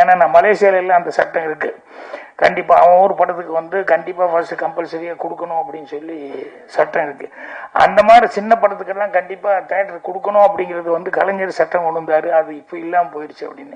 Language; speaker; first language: Tamil; native; Tamil